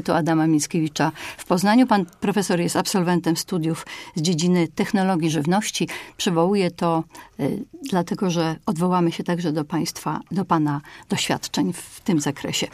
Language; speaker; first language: Polish; native; Polish